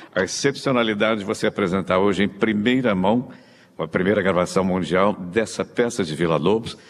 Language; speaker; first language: Portuguese; native; Portuguese